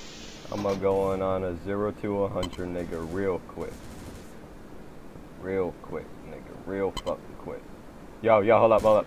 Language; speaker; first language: English; native; English